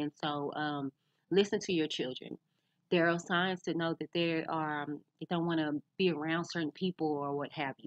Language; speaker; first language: English; native; English